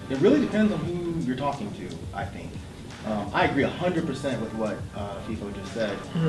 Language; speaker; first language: English; native; English